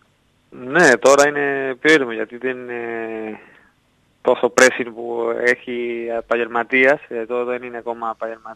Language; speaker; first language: Greek; non-native, learner; Spanish